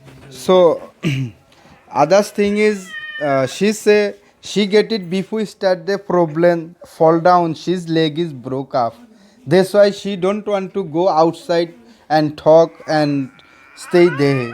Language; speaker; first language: English; non-native, local second language; Bangla